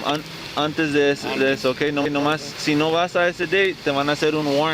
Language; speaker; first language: Spanish; early bilingual, heritage; English